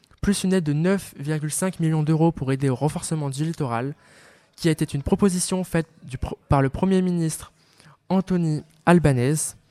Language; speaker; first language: French; native; French